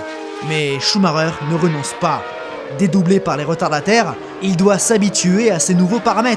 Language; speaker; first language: French; native; French